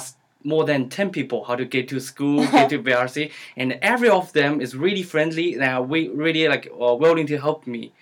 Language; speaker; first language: English; non-native, learner; Chinese